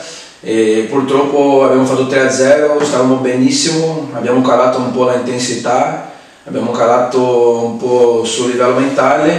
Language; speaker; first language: Italian; non-native, fluent; Portuguese